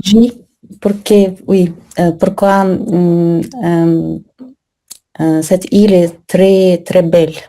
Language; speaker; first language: French; non-native, learner; Russian